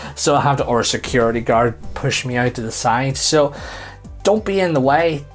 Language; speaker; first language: English; native; English